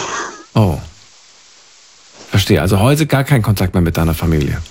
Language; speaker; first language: German; native; German